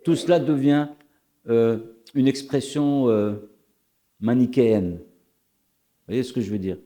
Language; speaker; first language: French; non-native, local second language; Arabic